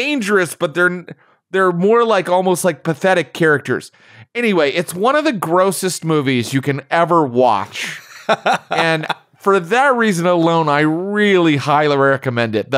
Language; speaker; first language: English; native; English